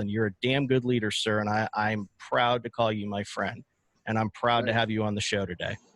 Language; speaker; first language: English; native; English